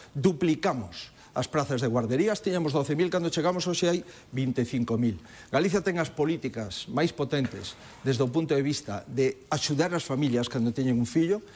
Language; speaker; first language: Galician; native; Galician